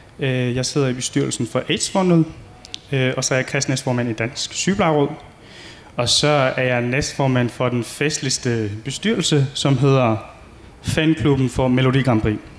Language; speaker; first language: Danish; early bilingual, other home language; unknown